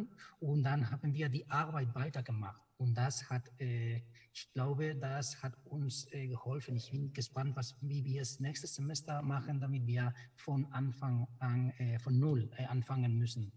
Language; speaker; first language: German; non-native, fluent; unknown